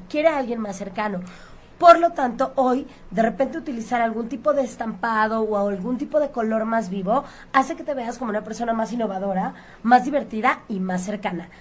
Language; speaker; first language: Spanish; native; Spanish